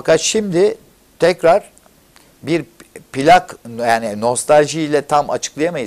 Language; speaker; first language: Turkish; native; Turkish